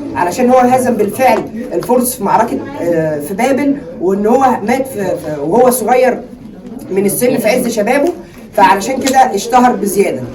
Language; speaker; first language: Egyptian Arabic; non-native, local second language; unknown